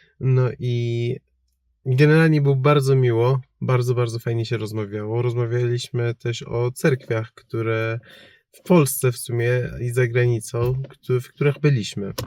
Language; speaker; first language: Polish; non-native, fluent; Persian